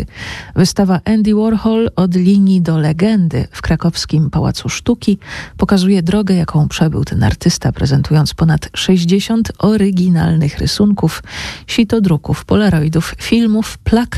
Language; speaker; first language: Polish; native; Polish